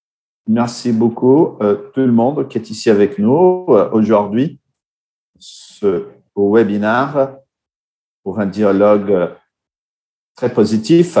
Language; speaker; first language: French; non-native, fluent; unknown